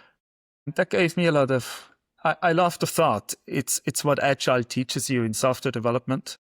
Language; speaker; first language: English; non-native, fluent; German